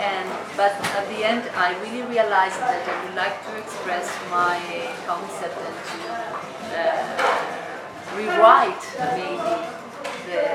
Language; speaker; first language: English; non-native, fluent; Italian